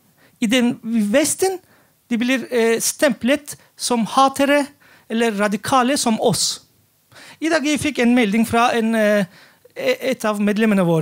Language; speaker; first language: Norwegian; non-native, fluent; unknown